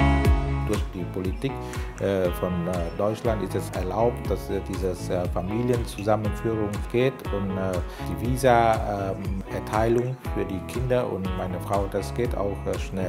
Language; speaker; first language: German; non-native, fluent; Vietnamese